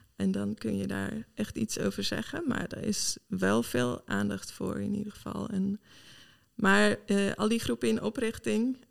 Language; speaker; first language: Dutch; non-native, fluent; Swedish